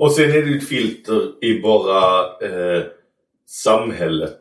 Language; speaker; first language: Swedish; native; Swedish